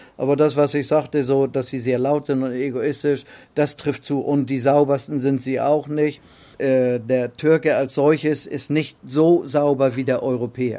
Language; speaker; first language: German; native; German